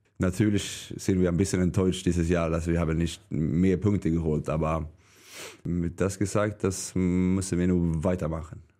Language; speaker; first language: German; non-native, learner; Swedish